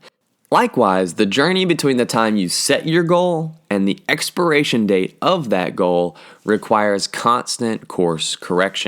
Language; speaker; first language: English; native; English